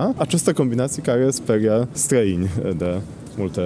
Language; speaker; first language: Romanian; non-native, fluent; Polish